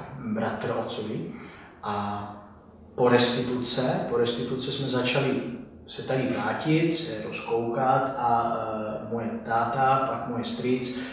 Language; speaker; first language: Czech; non-native, fluent; Italian